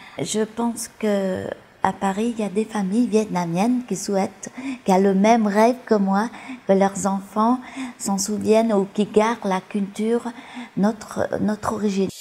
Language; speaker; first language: French; early bilingual, other home language; Vietnamese